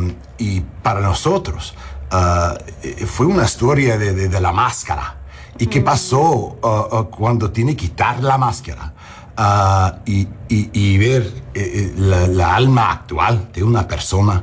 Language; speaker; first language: Spanish; non-native, learner; English